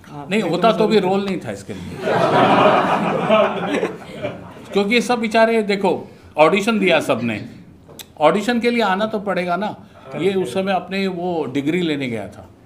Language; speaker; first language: Hindi; native; Hindi